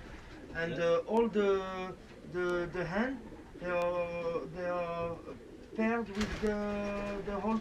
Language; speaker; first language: English; non-native, learner; French